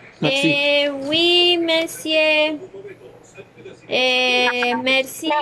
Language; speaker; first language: French; non-native, learner; Spanish